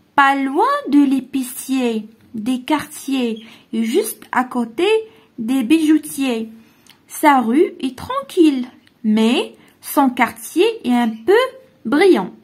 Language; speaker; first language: French; non-native, local second language; Arabic